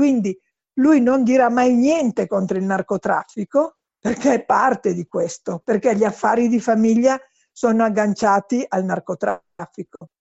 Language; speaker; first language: Italian; non-native, fluent; Spanish